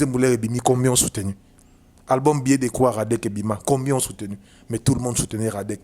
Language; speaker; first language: French; non-native, local second language; Lingala